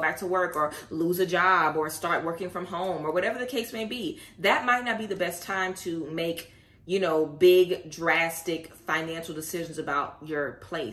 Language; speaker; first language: English; native; English